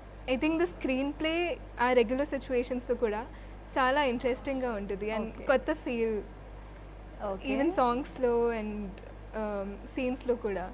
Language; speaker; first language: Telugu; non-native, local second language; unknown